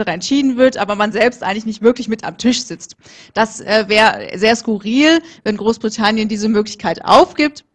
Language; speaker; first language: German; native; German